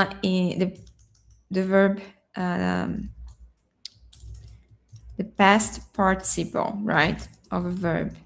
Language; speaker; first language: English; non-native, fluent; Portuguese